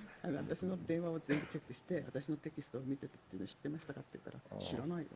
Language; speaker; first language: Japanese; native; Japanese